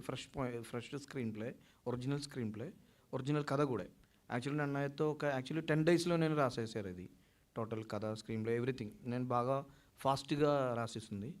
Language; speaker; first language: Telugu; non-native, learner; Malayalam